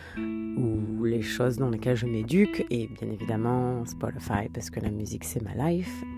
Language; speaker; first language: French; native; French